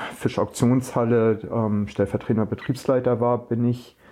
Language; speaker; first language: German; native; German